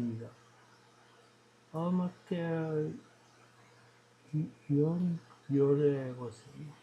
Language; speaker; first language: Korean; non-native, learner; Dutch